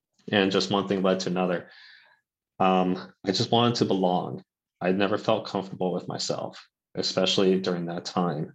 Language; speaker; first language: English; native; English